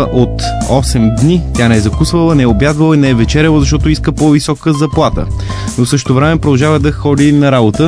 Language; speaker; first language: Bulgarian; native; Bulgarian